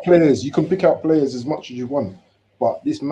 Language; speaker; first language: English; native; English